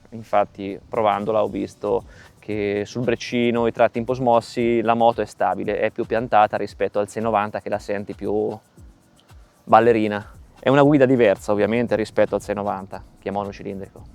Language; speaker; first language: Italian; native; Italian